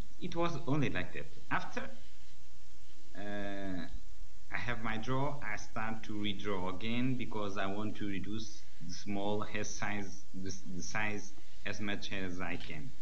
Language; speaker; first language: English; non-native, learner; Portuguese